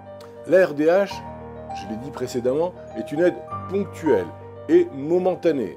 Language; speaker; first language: French; native; French